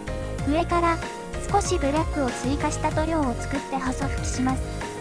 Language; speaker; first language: Japanese; native; Japanese